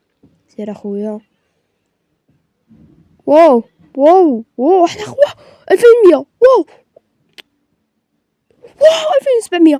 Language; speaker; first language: Arabic; native; Arabic